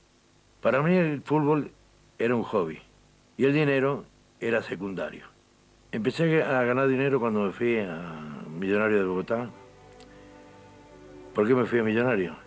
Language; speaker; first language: Spanish; native; Spanish